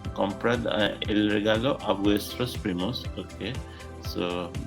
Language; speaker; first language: Spanish; non-native, learner; English